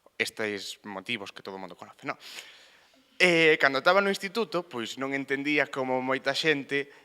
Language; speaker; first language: Galician; native; Galician